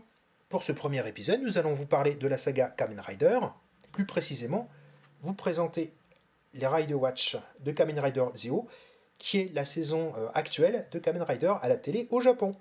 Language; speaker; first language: French; native; French